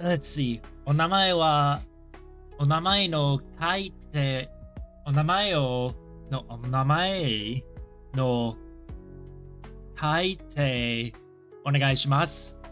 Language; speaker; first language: Japanese; non-native, learner; English